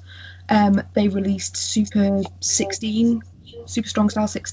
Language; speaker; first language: English; native; English